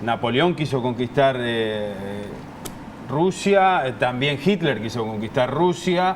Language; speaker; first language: Spanish; native; Spanish